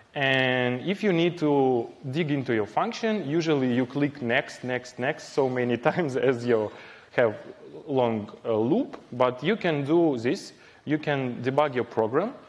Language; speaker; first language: English; non-native, fluent; Ukrainian